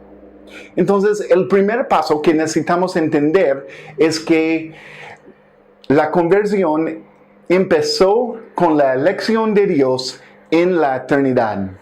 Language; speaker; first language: Spanish; non-native, fluent; English